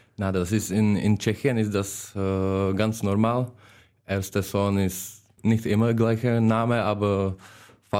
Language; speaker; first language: German; non-native, learner; Czech